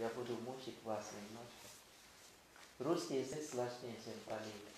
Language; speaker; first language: Russian; non-native, learner; Thai